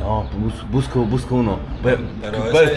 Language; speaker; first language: Spanish; non-native, fluent; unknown